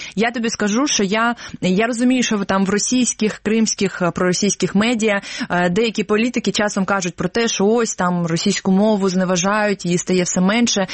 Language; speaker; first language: Ukrainian; non-native, local second language; Russian